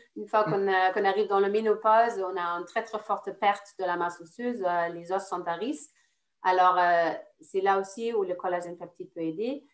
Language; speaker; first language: French; non-native, fluent; German